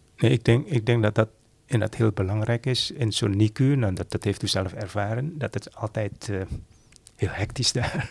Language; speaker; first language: Dutch; non-native, fluent; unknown